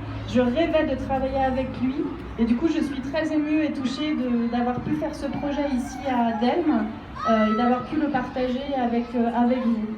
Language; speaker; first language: French; native; French